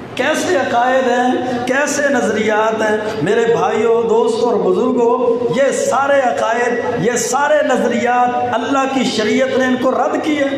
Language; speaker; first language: Urdu; non-native, local second language; Punjabi